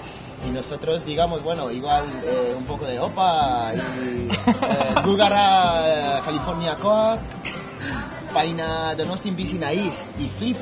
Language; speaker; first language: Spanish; non-native, fluent; English